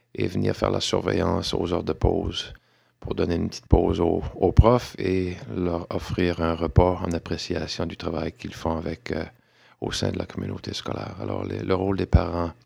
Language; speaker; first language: French; native; French